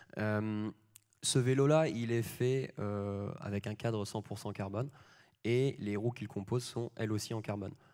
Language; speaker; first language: French; native; French